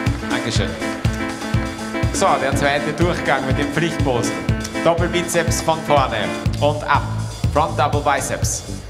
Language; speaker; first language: German; native; German